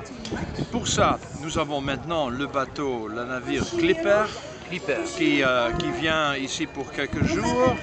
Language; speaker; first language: French; non-native, fluent; Dutch